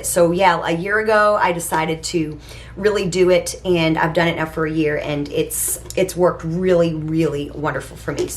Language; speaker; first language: English; native; English